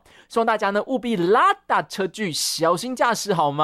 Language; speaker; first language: Chinese; native; Chinese